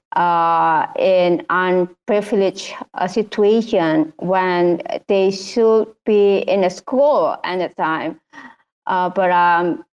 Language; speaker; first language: English; non-native, learner; Indonesian